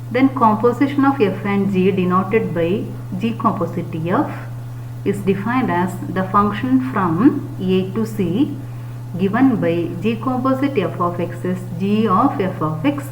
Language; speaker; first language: English; non-native, local second language; Malayalam